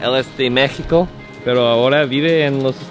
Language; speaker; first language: Spanish; non-native, learner; English